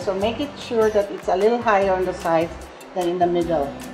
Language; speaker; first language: English; non-native, local second language; Cebuano